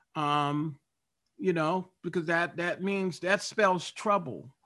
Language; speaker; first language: English; native; English